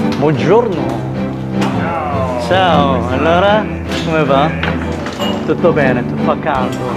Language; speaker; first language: Italian; non-native, learner; Korean